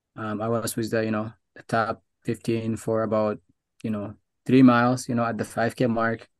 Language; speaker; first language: English; non-native, local second language; Arabic